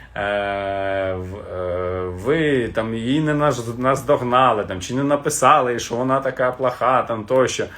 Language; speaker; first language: Ukrainian; non-native, local second language; Russian